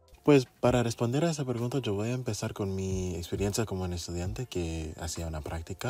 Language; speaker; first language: Spanish; non-native, fluent; English